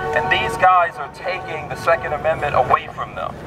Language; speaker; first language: English; native; English